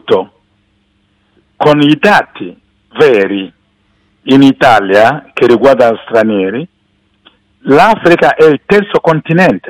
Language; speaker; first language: Italian; non-native, fluent; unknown